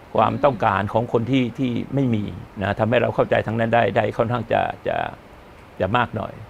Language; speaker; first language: Thai; native; Thai